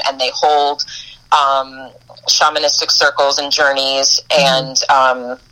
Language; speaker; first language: English; native; English